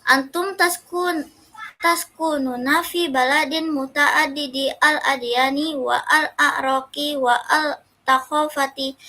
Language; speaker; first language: Arabic; non-native, learner; Indonesian